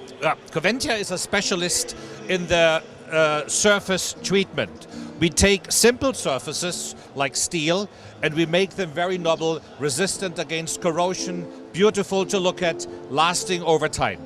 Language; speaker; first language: English; non-native, fluent; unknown